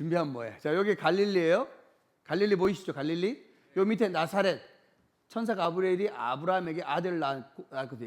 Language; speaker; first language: Korean; native; Korean